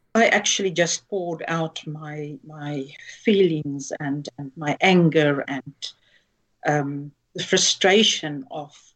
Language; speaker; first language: English; non-native, local second language; Afrikaans